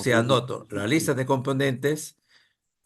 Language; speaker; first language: Spanish; native; Spanish